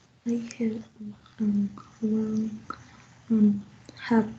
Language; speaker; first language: English; non-native, learner; Spanish